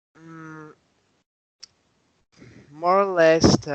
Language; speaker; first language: English; non-native, learner; Spanish